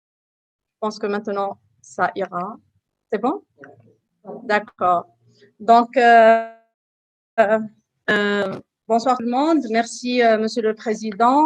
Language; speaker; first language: French; non-native, local second language; Arabic